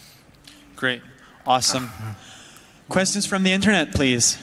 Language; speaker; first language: English; non-native, fluent; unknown